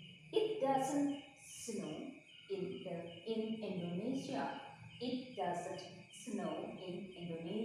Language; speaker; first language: English; non-native, learner; Indonesian